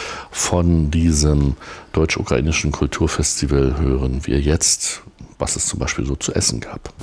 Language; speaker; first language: German; native; German